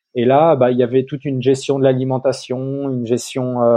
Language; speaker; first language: French; native; French